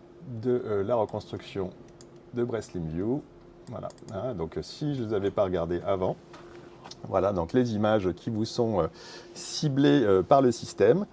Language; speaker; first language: French; native; French